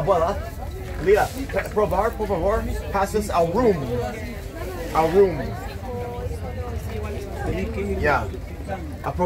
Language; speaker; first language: Spanish; non-native, learner; English